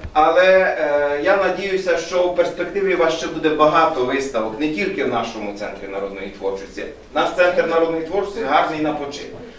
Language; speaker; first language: Ukrainian; native; Ukrainian